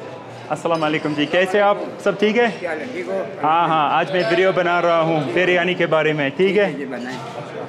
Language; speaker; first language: Hindi; non-native, learner; English